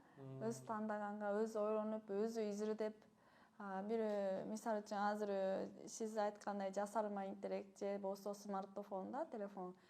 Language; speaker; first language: Kyrgyz; non-native, fluent; Japanese